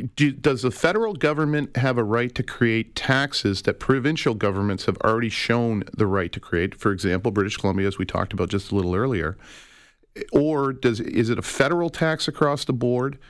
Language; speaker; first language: English; native; English